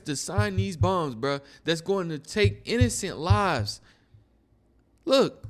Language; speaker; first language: English; native; English